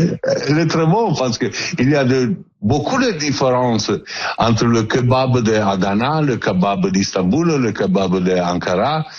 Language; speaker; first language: French; non-native, learner; Turkish